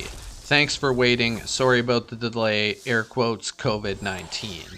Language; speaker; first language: English; native; English